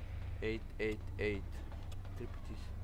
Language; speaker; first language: Bulgarian; native; Bulgarian